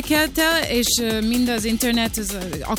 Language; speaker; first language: Hungarian; early bilingual, heritage; Hungarian